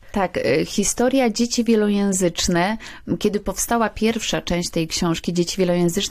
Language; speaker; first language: Polish; native; Polish